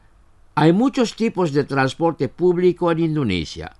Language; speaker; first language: Spanish; non-native, fluent; Indonesian